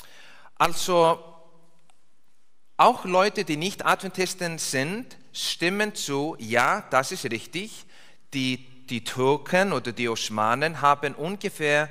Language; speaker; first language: German; non-native, fluent; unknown